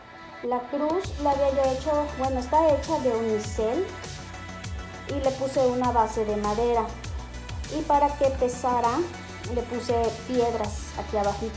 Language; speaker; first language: Spanish; native; Spanish